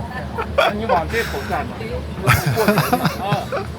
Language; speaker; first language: Chinese; native; Chinese